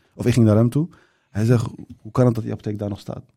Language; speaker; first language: Dutch; early bilingual, other home language; Turkish